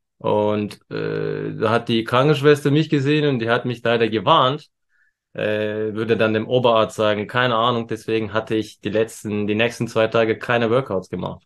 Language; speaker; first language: German; early bilingual, other home language; Turkish